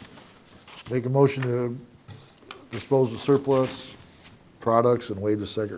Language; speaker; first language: English; native; English